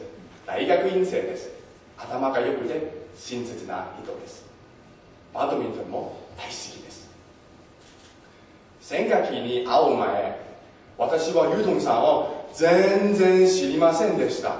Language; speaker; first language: Japanese; non-native, learner; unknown